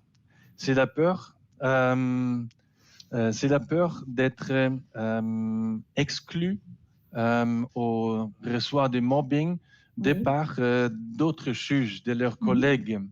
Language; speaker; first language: French; non-native, learner; German